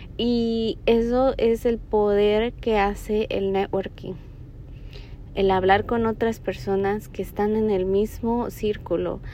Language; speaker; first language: Spanish; early bilingual, heritage; Spanish